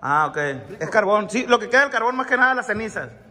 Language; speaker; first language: Spanish; native; Spanish